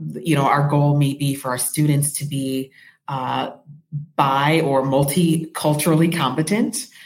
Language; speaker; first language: English; native; English